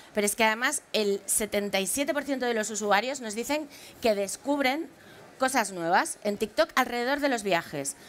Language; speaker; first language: Spanish; native; Spanish